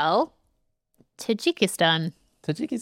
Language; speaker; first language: English; native; English